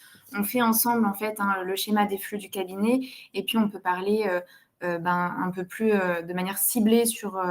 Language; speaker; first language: French; native; French